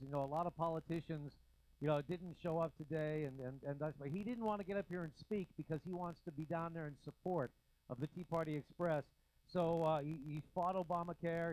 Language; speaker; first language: English; native; English